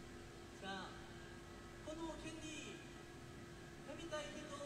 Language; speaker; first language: Japanese; non-native, learner; Korean